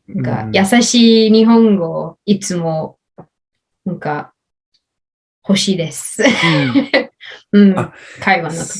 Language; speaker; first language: Japanese; non-native, learner; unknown